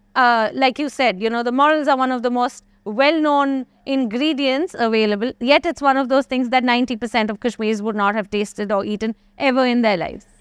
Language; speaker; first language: English; non-native, local second language; Kashmiri